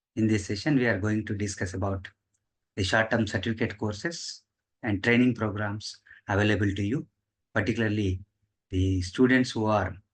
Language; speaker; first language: English; non-native, local second language; Telugu